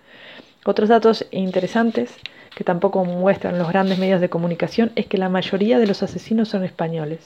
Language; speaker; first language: Spanish; native; Spanish